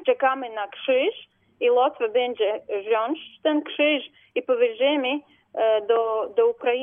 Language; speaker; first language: Polish; non-native, learner; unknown